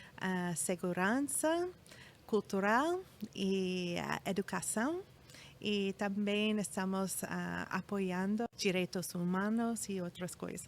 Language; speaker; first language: Portuguese; non-native, fluent; English